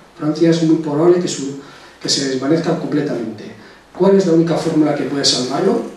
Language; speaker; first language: Spanish; non-native, local second language; Basque